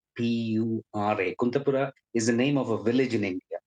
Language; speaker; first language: English; non-native, local second language; Malayalam